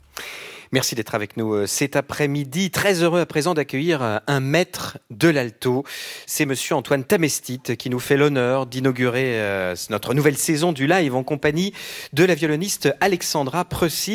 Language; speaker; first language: French; native; French